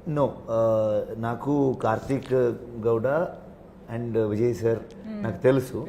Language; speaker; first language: Telugu; non-native, learner; Kannada